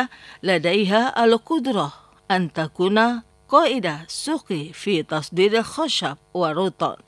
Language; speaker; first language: Arabic; non-native, fluent; Indonesian